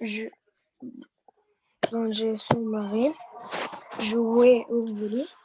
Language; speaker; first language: French; non-native, learner; Arabic